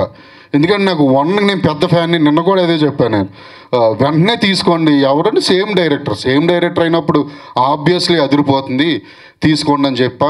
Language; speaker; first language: Telugu; native; Telugu